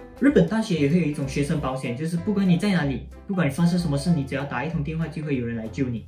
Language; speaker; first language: Chinese; native; Chinese